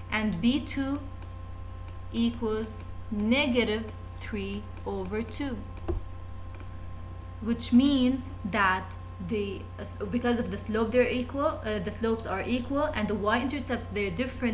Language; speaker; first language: English; non-native, fluent; Arabic